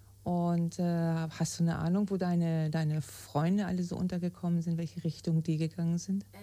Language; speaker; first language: German; native; German